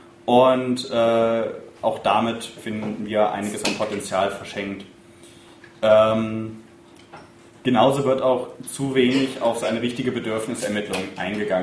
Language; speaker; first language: German; native; German